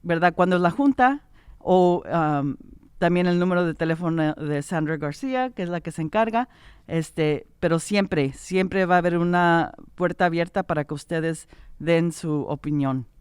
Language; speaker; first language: Spanish; early bilingual, heritage; Spanish